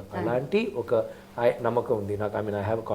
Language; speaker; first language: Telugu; non-native, learner; Tamil